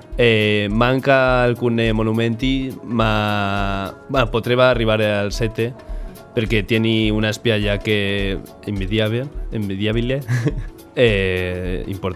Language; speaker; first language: Italian; non-native, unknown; Spanish